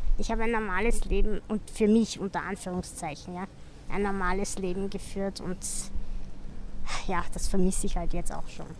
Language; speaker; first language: German; native; German